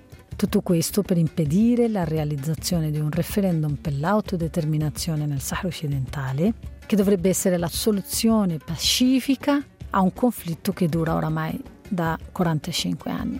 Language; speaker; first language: Italian; non-native, fluent; Arabic